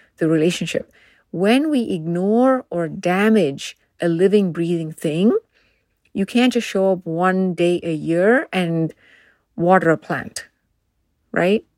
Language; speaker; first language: English; non-native, local second language; Tamil